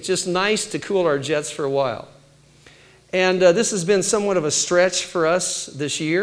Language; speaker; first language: English; native; English